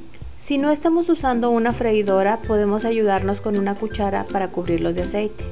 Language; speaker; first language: Spanish; native; Spanish